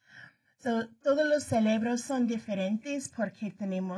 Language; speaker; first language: Spanish; early bilingual, heritage; Spanish